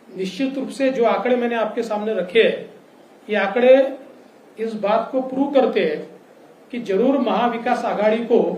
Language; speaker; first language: Hindi; native; Hindi